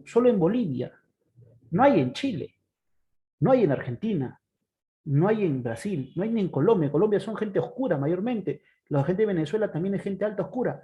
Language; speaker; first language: Spanish; native; Spanish